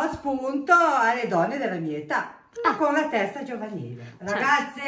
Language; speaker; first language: Italian; native; Italian